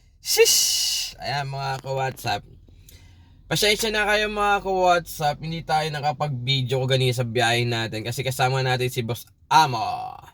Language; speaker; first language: Filipino; native; Filipino